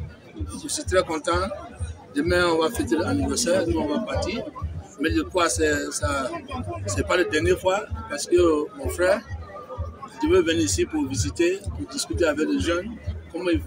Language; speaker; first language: French; non-native, fluent; English